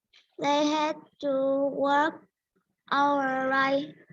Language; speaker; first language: English; non-native, learner; Vietnamese